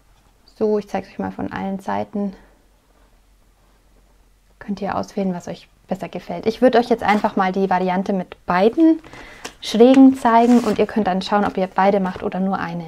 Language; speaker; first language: German; native; German